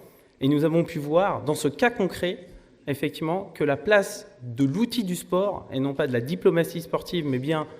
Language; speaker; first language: French; native; French